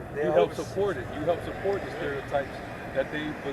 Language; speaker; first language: English; native; English